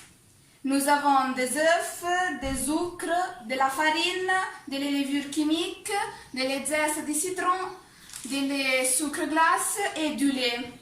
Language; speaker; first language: French; non-native, learner; Italian